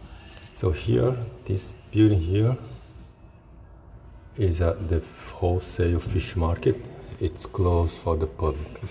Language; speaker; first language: English; non-native, fluent; Portuguese